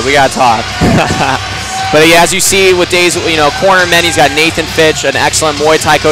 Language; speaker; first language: English; native; English